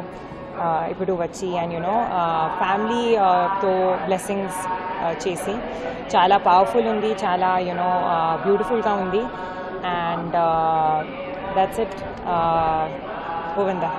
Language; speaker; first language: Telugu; non-native, learner; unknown